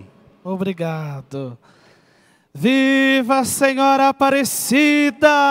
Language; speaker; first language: Portuguese; native; Portuguese